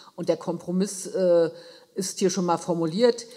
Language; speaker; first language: German; native; German